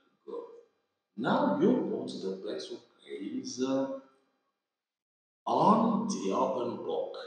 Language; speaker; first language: English; non-native, fluent; Vietnamese